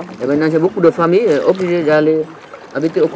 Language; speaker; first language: French; non-native, learner; Vietnamese